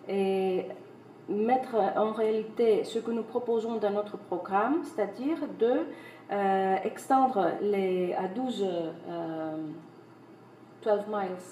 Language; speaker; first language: French; non-native, fluent; Greek